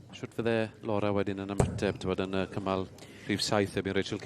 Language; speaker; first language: Welsh; native; Welsh